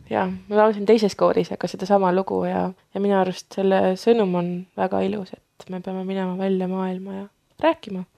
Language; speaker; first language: Estonian; native; Estonian